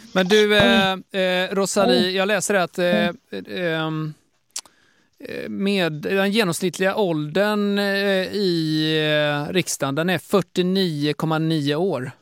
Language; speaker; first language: Swedish; native; Swedish